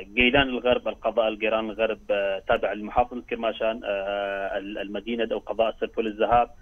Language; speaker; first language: Arabic; non-native, learner; Kurdish